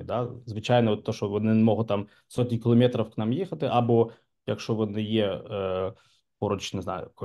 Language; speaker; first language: Ukrainian; non-native, local second language; Russian